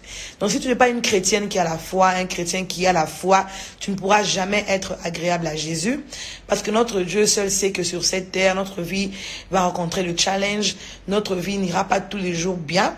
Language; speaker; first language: French; non-native, local second language; Lingala